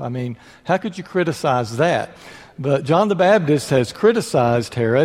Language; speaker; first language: English; native; English